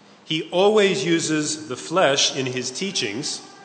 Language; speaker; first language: English; native; English